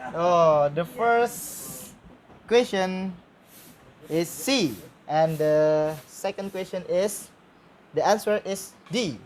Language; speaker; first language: English; non-native, learner; Indonesian